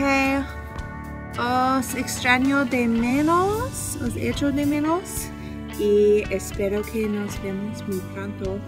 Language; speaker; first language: Spanish; non-native, learner; English